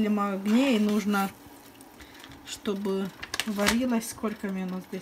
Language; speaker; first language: Russian; non-native, fluent; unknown